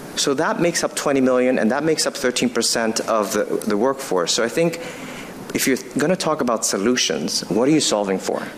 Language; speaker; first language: English; non-native, fluent; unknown